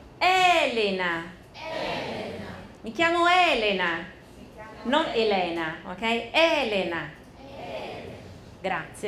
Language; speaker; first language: Italian; non-native, fluent; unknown